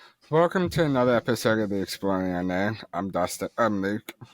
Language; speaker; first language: English; native; English